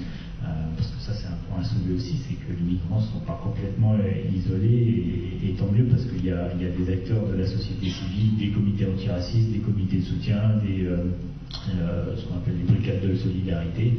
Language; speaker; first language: French; native; French